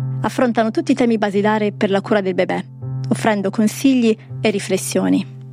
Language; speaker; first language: Italian; native; Italian